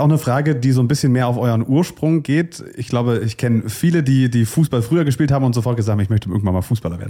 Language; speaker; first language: German; native; German